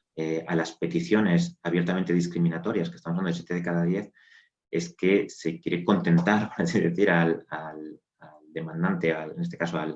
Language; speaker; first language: Spanish; native; Spanish